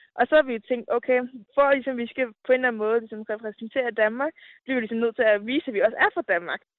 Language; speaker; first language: Danish; native; Danish